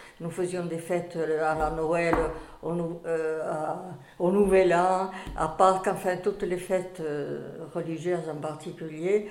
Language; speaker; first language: French; native; French